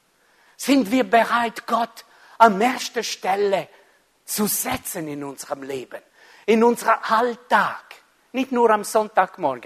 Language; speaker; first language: German; non-native, fluent; Italian